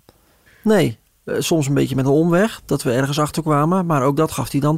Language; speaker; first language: Dutch; native; Dutch